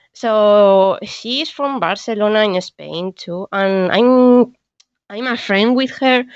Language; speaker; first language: English; non-native, learner; Spanish